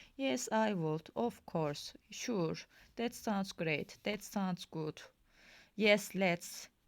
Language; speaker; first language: English; non-native, fluent; Turkish